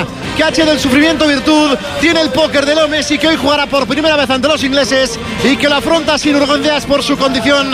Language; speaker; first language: Spanish; native; Spanish